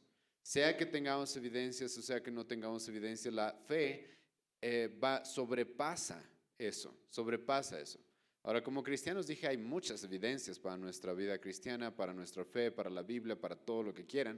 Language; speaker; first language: Spanish; native; Spanish